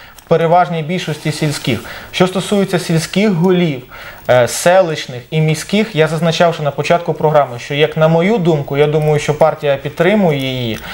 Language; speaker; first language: Ukrainian; native; Ukrainian